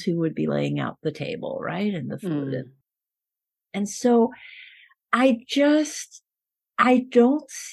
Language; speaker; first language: English; non-native, fluent; Spanish